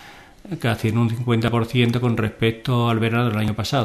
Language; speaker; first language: Spanish; native; Spanish